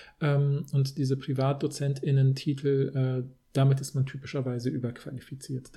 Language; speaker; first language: German; native; German